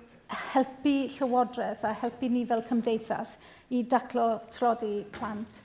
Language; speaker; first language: Welsh; native; Welsh